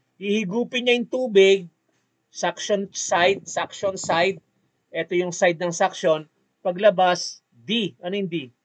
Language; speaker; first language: Filipino; native; Filipino